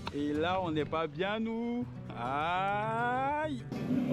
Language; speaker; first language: French; native; French